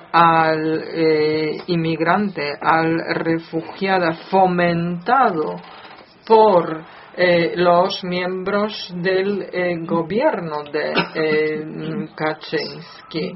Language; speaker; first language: Spanish; non-native, fluent; Polish